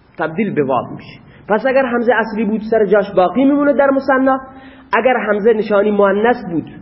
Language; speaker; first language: Persian; non-native, local second language; Baluchi